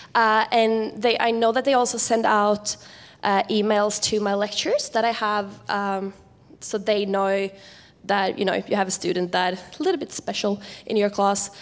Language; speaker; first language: English; non-native, fluent; Swedish